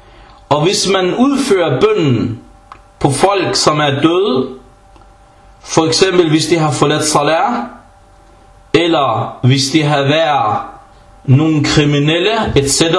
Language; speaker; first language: Danish; early bilingual, other home language; Arabic